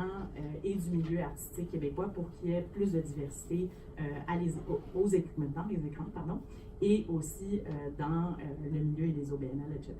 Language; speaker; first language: French; native; French